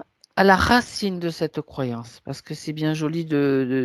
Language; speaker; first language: French; native; French